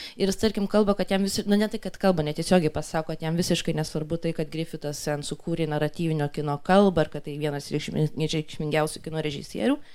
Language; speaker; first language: Lithuanian; non-native, fluent; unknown